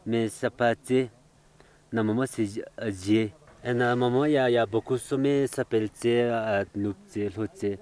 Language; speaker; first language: French; non-native, learner; Sherpa